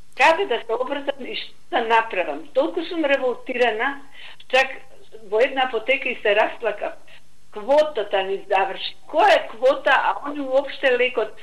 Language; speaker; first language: Macedonian; native; Macedonian